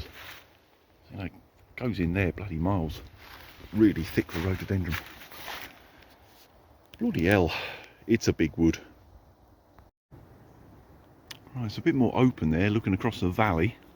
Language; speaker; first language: English; native; English